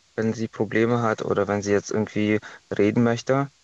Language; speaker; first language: German; non-native, fluent; Estonian